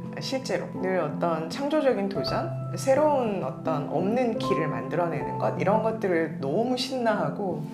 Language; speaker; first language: Korean; native; Korean